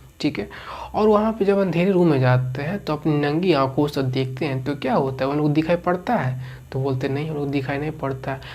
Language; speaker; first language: Hindi; native; Hindi